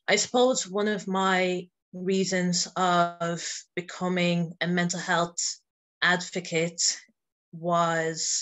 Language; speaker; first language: English; native; English